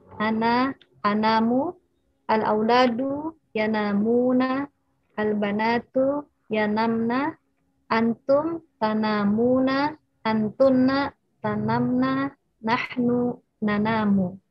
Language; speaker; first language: Arabic; non-native, learner; Indonesian